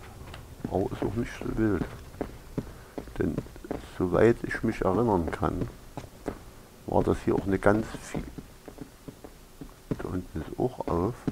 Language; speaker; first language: German; native; German